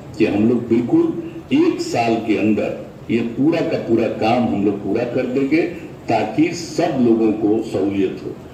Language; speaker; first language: Hindi; native; Hindi